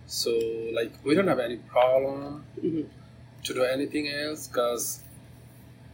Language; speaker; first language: English; non-native, local second language; Nepali